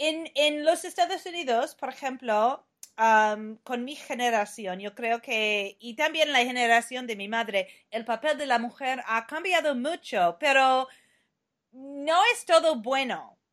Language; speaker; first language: Spanish; non-native, fluent; English